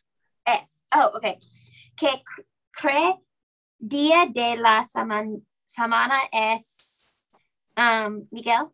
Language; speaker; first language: Spanish; non-native, learner; English